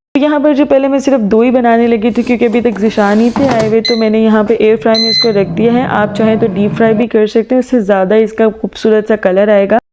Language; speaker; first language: Urdu; native; Urdu